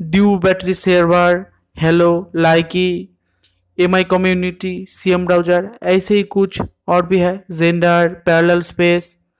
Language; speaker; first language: Hindi; native; Hindi